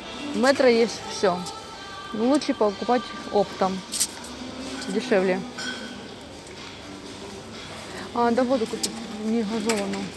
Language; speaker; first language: Russian; non-native, local second language; Ukrainian